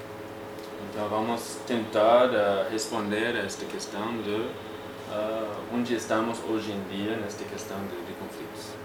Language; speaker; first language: Portuguese; non-native, fluent; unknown